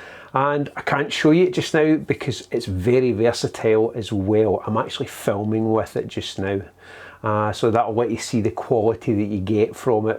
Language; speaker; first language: English; native; English